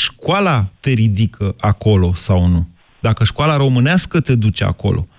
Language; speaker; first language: Romanian; native; Romanian